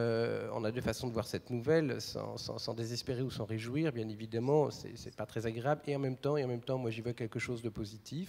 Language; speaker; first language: French; native; French